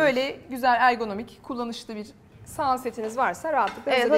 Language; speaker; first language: Turkish; native; Turkish